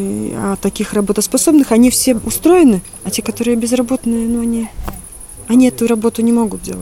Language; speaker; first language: Russian; non-native, local second language; Latvian